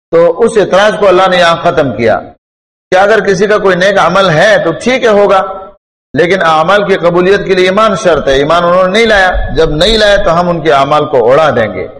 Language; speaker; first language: Urdu; non-native, local second language; Pashto